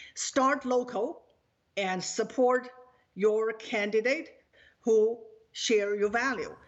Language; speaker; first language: English; non-native, fluent; Chinese